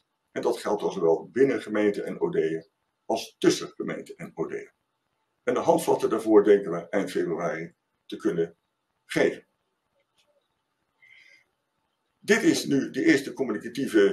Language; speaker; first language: Dutch; native; Dutch